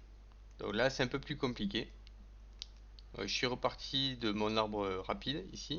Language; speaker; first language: French; native; French